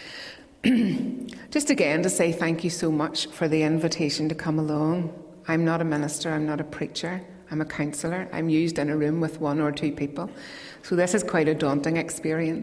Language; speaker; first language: English; native; English